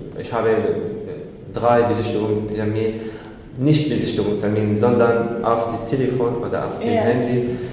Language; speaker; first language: German; non-native, learner; Arabic